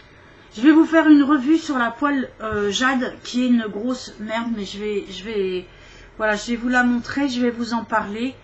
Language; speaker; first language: French; native; French